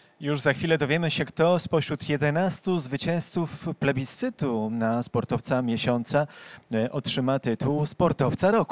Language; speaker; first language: Polish; native; Polish